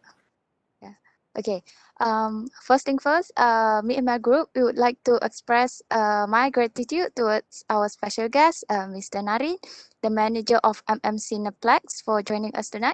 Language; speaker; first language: English; non-native, local second language; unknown